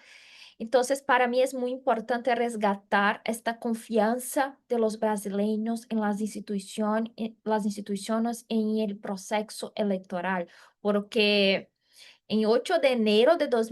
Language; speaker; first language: Spanish; non-native, fluent; Portuguese